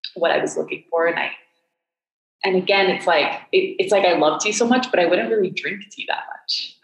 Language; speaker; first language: English; native; English